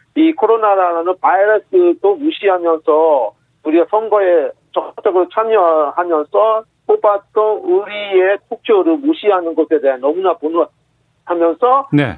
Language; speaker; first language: Korean; non-native, fluent; Burmese